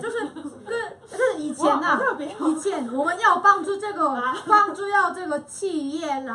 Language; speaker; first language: Chinese; non-native, fluent; Korean